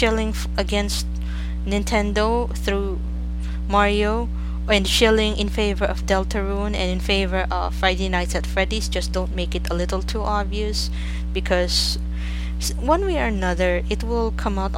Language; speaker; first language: English; non-native, local second language; Filipino